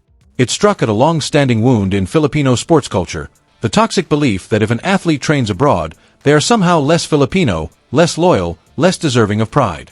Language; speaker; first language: English; native; English